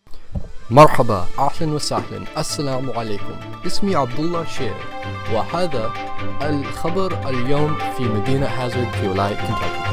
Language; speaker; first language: Arabic; non-native, learner; English